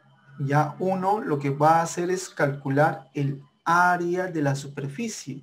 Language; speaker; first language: Spanish; native; Spanish